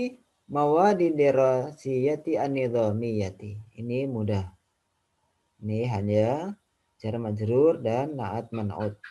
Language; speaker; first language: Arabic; non-native, fluent; Indonesian